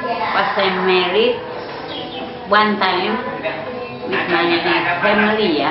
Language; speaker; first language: English; non-native, learner; Indonesian